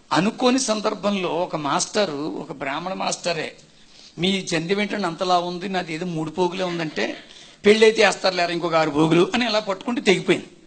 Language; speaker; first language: Telugu; non-native, local second language; Tamil